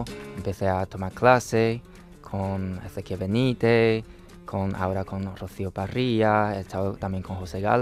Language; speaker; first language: Spanish; non-native, fluent; Chinese